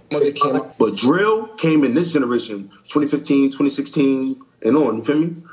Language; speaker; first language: English; native; English